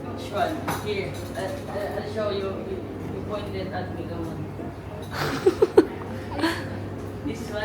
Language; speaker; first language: English; non-native, local second language; Filipino